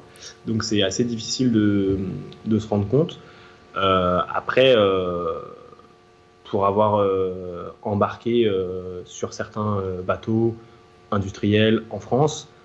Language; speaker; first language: French; native; French